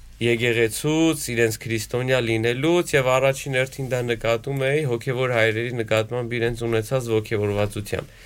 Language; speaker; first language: Armenian; native; Armenian